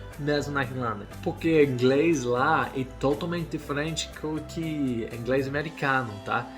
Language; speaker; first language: Portuguese; non-native, learner; English